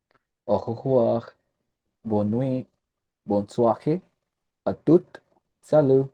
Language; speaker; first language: French; non-native, learner; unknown